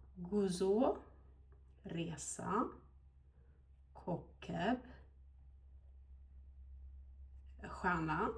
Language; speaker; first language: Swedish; non-native, fluent; Amharic